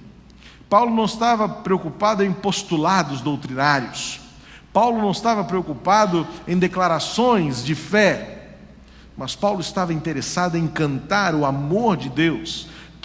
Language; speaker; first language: Portuguese; native; Portuguese